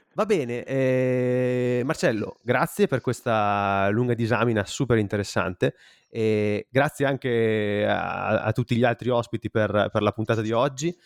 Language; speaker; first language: Italian; native; Italian